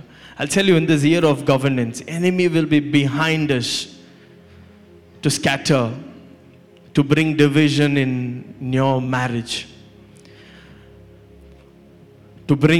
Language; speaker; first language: English; non-native, local second language; Malayalam